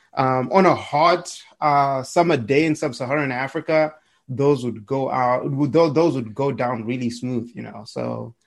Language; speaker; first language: English; non-native, local second language; Shona